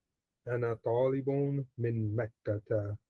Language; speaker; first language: Arabic; non-native, learner; English